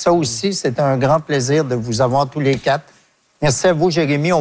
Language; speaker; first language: French; native; French